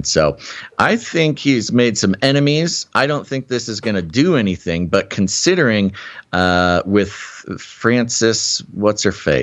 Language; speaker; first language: English; native; English